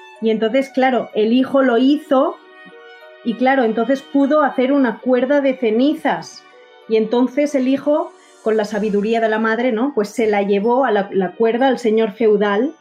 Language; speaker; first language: Spanish; non-native, fluent; Japanese